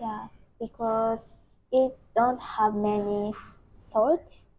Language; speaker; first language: English; non-native, learner; Japanese